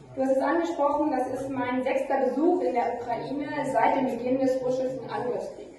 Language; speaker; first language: German; native; German